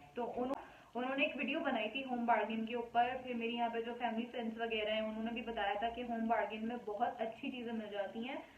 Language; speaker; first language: Urdu; native; Urdu